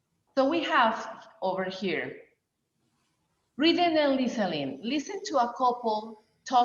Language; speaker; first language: English; non-native, fluent; Spanish